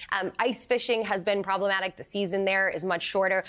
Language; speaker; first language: English; native; English